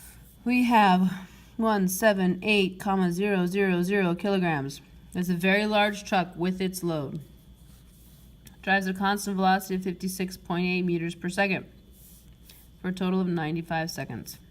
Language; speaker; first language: English; native; English